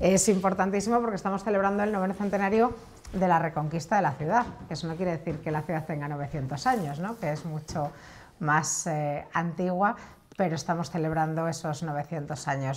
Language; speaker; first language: Spanish; native; Spanish